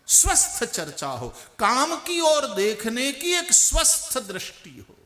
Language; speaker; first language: Hindi; non-native, local second language; Gujarati